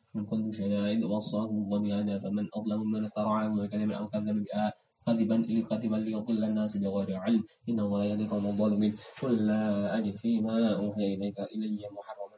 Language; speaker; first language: Arabic; non-native, learner; Indonesian